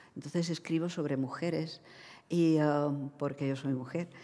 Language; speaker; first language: Spanish; non-native, fluent; Czech